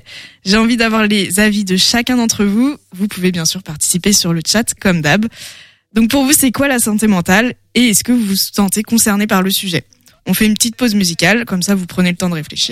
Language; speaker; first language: French; native; French